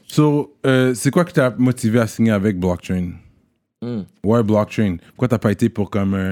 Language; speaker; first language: French; native; French